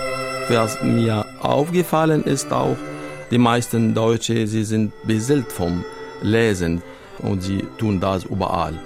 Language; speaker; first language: German; non-native, fluent; Arabic